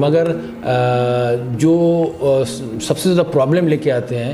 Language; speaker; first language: Hindi; non-native, fluent; Bangla